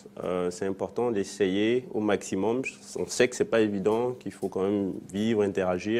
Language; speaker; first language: French; non-native, local second language; Fon